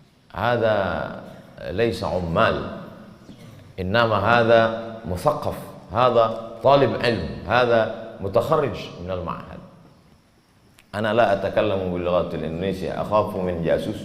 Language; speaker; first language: Arabic; non-native, fluent; Indonesian